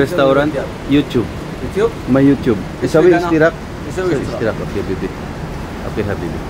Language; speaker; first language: Arabic; non-native, learner; Filipino